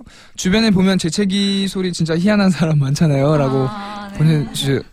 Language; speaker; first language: Korean; native; Korean